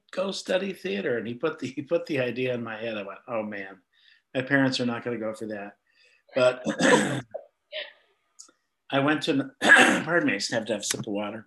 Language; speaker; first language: English; native; English